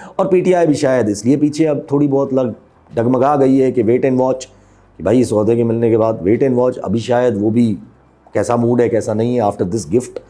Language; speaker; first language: Urdu; non-native, local second language; Sindhi